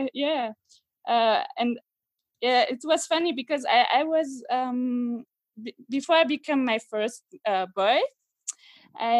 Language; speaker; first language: English; non-native, fluent; French